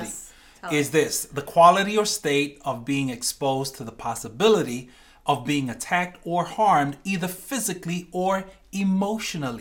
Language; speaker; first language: English; native; English